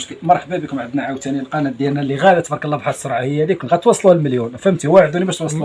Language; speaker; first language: Arabic; native; Arabic